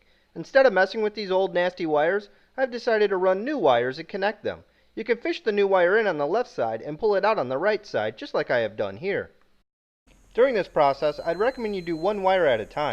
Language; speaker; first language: English; native; English